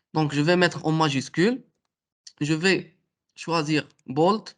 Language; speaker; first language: French; non-native, local second language; Arabic